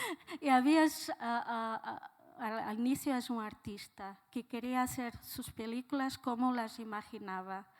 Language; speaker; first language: Spanish; non-native, fluent; Portuguese